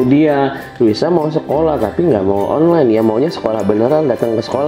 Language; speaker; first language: Indonesian; native; Indonesian